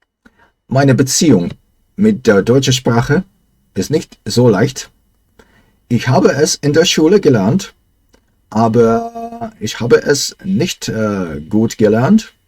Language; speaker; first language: German; non-native, learner; Slovak